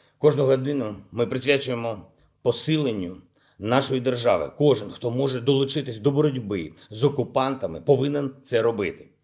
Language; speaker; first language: Ukrainian; non-native, local second language; Russian